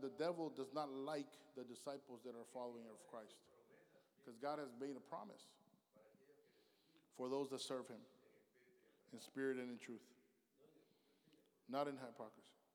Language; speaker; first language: English; early bilingual, other home language; Spanish